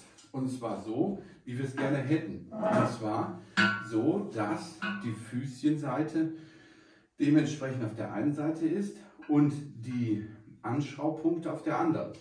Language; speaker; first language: German; native; German